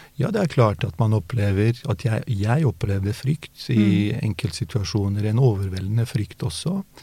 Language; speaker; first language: Norwegian; early bilingual, other home language; Bosnian